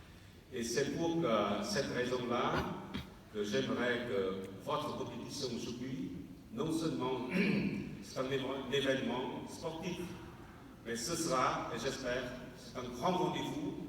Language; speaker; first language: French; non-native, fluent; Vietnamese